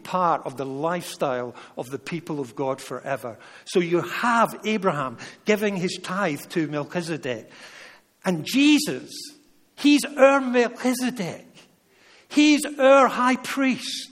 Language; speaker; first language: English; native; English